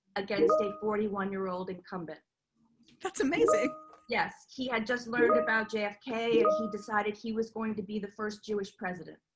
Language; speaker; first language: English; native; English